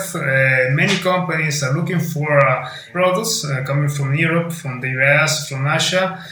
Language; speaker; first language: English; non-native, fluent; Italian